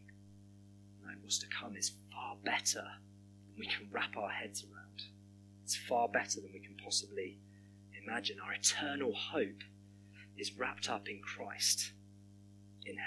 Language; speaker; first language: English; native; English